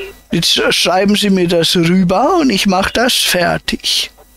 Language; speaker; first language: German; native; German